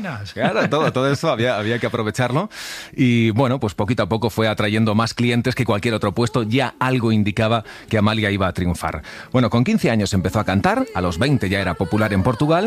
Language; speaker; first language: Spanish; native; Spanish